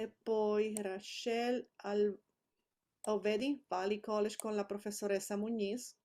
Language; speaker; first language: Italian; non-native, fluent; Spanish